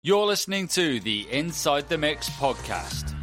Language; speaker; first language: English; native; English